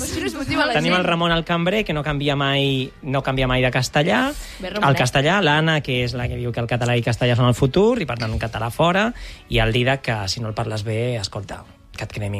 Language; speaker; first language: Catalan; native; Catalan